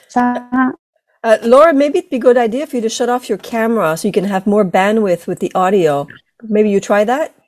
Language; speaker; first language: English; non-native, fluent; Italian